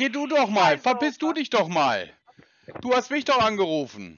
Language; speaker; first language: German; native; German